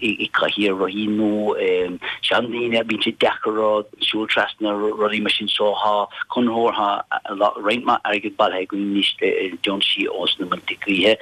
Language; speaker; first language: Irish; native; Irish